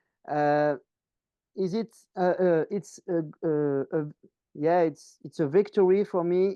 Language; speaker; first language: English; non-native, learner; French